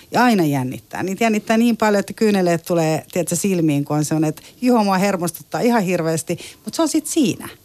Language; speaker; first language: Finnish; native; Finnish